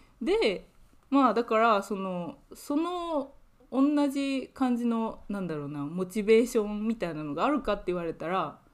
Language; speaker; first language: Japanese; native; Japanese